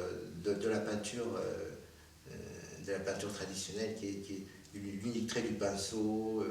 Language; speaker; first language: French; early bilingual, other home language; Korean